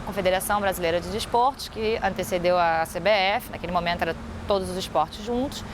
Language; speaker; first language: Portuguese; native; Portuguese